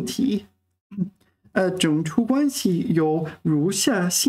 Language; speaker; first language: Chinese; non-native, fluent; English